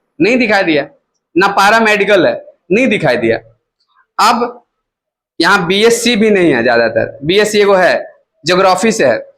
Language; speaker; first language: Hindi; native; Hindi